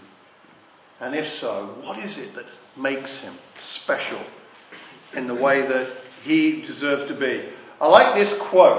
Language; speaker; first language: English; native; English